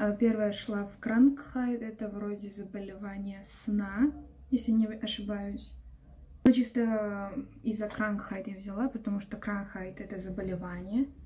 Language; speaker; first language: Russian; non-native, local second language; Uzbek